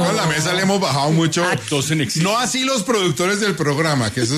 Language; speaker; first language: Spanish; native; Spanish